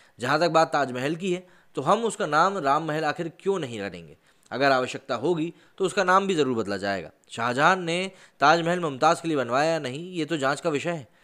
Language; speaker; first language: Hindi; native; Hindi